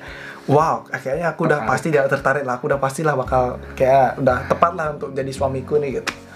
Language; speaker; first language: Indonesian; native; Indonesian